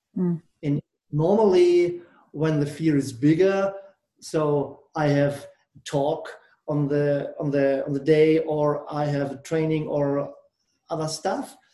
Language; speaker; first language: English; non-native, learner; German